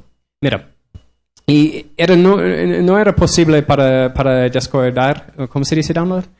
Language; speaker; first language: Spanish; non-native, learner; English